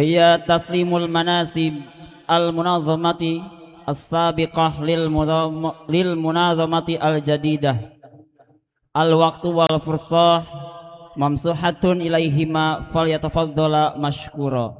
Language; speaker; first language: Arabic; non-native, learner; Indonesian